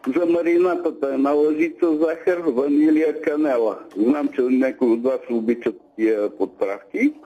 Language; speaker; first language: Bulgarian; native; Bulgarian